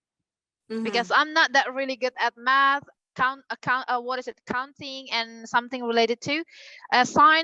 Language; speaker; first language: English; non-native, fluent; Indonesian